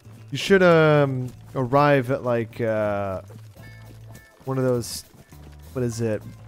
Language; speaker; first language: English; non-native, fluent; Dutch